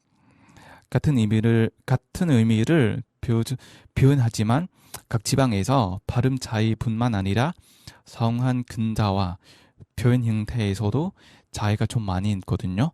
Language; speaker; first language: Korean; non-native, fluent; Vietnamese